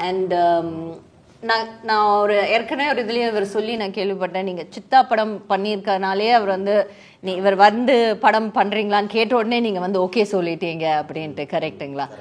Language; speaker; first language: Tamil; native; Tamil